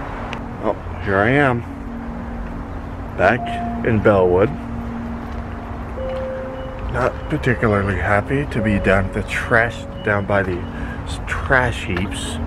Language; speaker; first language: English; native; English